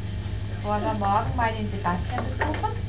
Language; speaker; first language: German; native; German